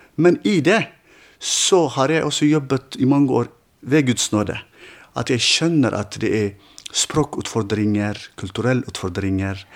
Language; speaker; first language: Norwegian; non-native, fluent; Tigrinya